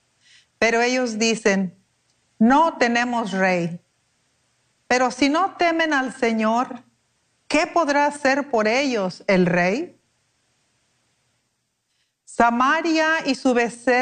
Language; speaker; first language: Spanish; native; Spanish